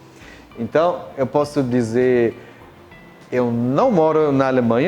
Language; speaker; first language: Portuguese; non-native, fluent; German